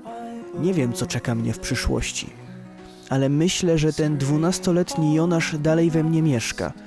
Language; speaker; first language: Polish; native; Polish